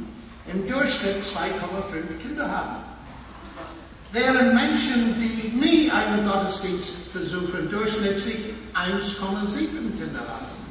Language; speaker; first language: German; non-native, fluent; English